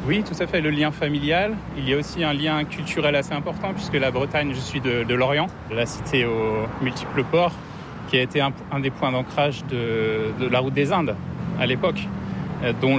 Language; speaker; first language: French; native; French